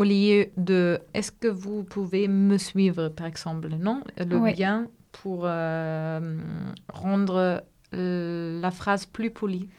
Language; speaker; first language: French; non-native, fluent; Spanish